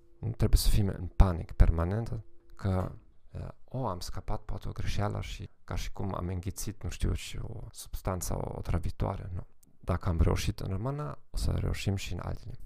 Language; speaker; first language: Romanian; non-native, fluent; German